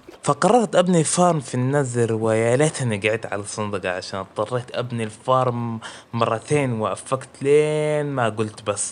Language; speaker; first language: Arabic; native; Arabic